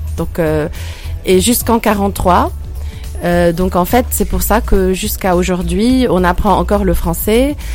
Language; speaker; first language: French; non-native, local second language; Arabic